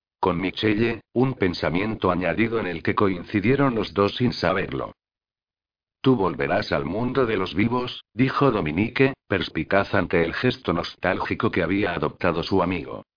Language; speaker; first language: Spanish; native; Spanish